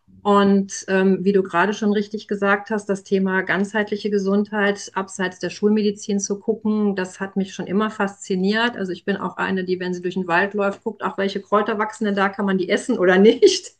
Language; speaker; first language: German; native; German